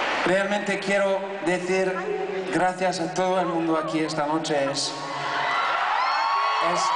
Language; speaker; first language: Spanish; non-native, learner; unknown